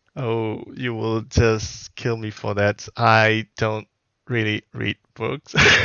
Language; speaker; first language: English; non-native, fluent; Burmese